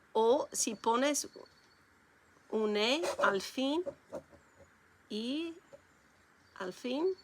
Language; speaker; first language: Spanish; non-native, learner; English